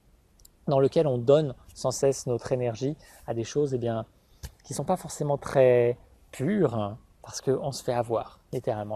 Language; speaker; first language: French; native; French